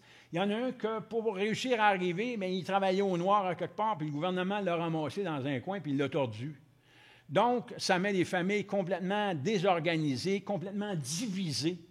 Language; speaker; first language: French; native; French